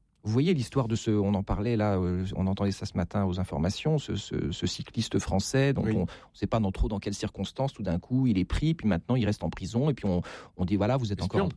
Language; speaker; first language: French; native; French